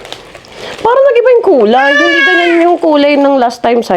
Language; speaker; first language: Filipino; native; Filipino